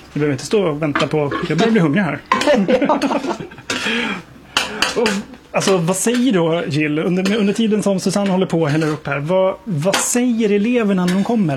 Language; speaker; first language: Swedish; native; Swedish